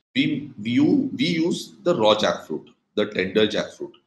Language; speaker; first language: English; non-native, local second language; Konkani